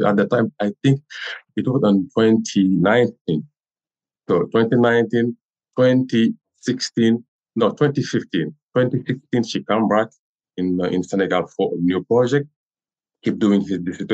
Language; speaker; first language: English; non-native, learner; French